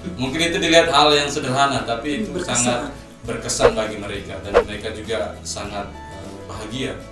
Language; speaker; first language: Indonesian; native; Indonesian